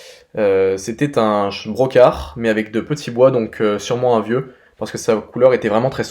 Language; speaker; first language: French; native; French